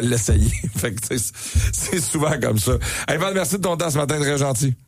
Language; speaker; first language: French; native; French